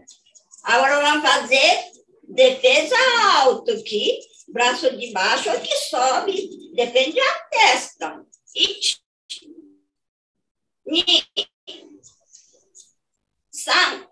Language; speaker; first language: Portuguese; non-native, fluent; Japanese